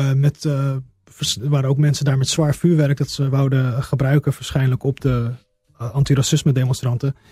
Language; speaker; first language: Dutch; early bilingual, heritage; Dutch